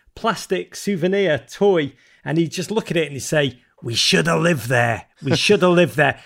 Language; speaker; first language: English; native; English